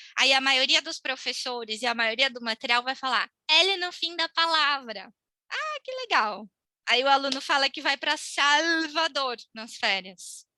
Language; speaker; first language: Portuguese; native; Portuguese